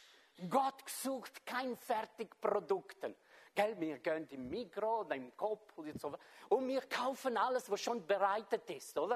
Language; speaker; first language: German; non-native, fluent; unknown